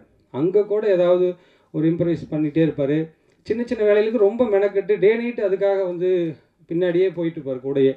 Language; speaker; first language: Tamil; native; Tamil